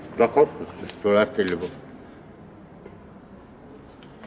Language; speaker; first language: French; non-native, learner; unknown